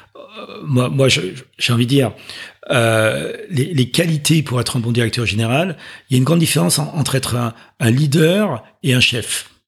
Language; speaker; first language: French; native; French